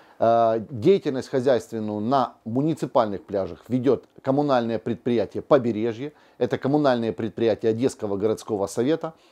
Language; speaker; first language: Russian; native; Russian